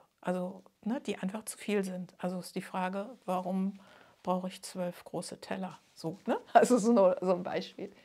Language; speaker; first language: German; native; German